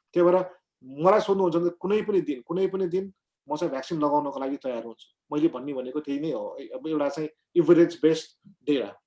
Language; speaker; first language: Nepali; native; Nepali